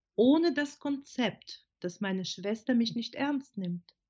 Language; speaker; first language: German; non-native, fluent; Ukrainian